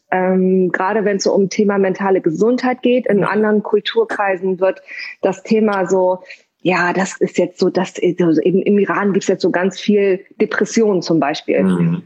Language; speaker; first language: German; early bilingual, other home language; Persian